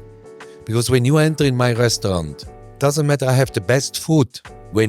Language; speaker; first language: English; non-native, learner; German